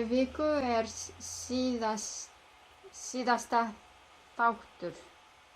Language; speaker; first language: Icelandic; non-native, learner; French